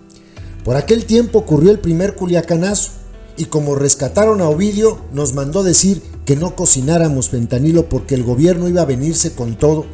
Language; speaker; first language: Spanish; native; Spanish